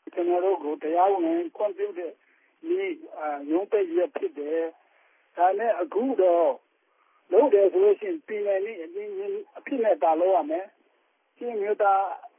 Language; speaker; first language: Burmese; non-native, local second language; Tedim Chin